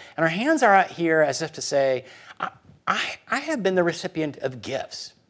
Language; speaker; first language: English; early bilingual, other home language; Spanish